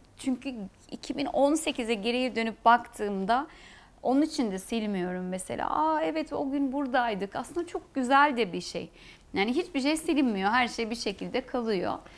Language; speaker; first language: Turkish; early bilingual, heritage; Turkish